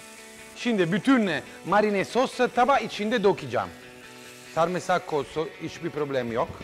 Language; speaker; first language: Turkish; non-native, learner; Italian